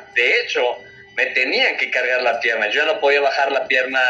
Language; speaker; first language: Spanish; native; Spanish